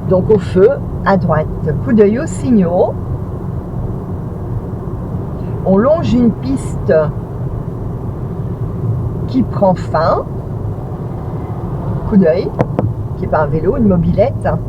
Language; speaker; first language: French; native; French